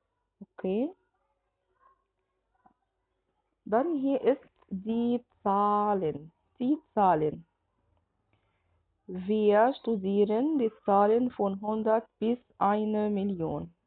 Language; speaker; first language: German; non-native, fluent; Arabic